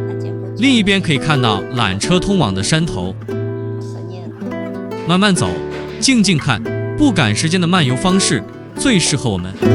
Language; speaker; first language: Chinese; native; Chinese